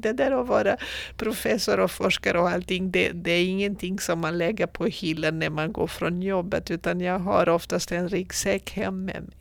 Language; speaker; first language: Swedish; non-native, fluent; Portuguese